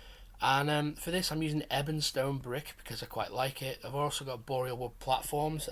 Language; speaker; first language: English; native; English